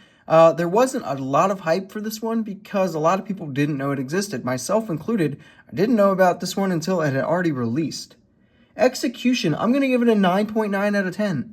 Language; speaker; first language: English; native; English